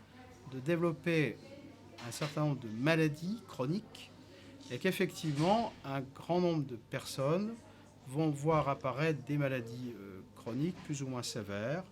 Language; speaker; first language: French; native; French